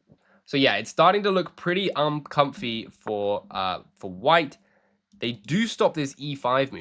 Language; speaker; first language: English; native; English